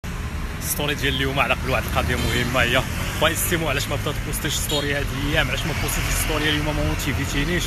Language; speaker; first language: Arabic; native; Arabic